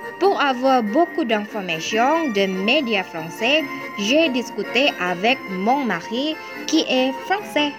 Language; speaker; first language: French; non-native, learner; Indonesian